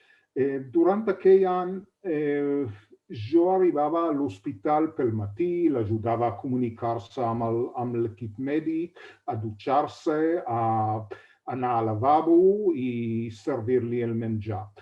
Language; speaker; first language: Catalan; non-native, fluent; Hebrew